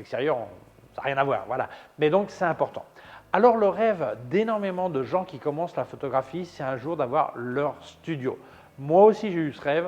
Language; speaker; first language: French; native; French